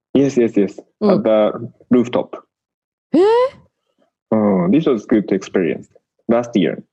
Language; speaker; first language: English; non-native, learner; Japanese